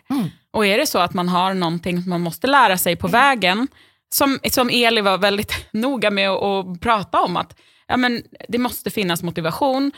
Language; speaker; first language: Swedish; native; Swedish